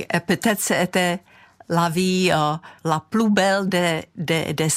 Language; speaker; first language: French; non-native, fluent; Czech